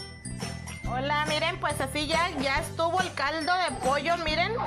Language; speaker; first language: Spanish; native; Spanish